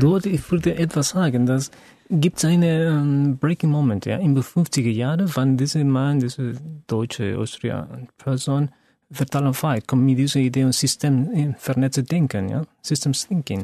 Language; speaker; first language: German; non-native, fluent; Spanish